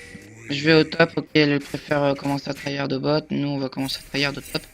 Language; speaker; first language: French; native; French